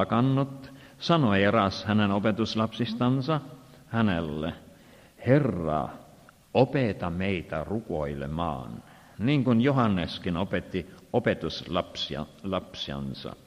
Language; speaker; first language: Finnish; non-native, fluent; Estonian